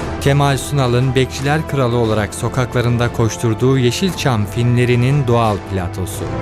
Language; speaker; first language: Turkish; native; Turkish